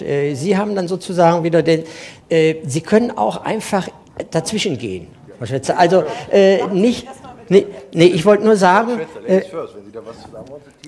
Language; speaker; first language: German; native; German